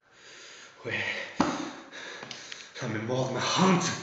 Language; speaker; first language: French; non-native, learner; English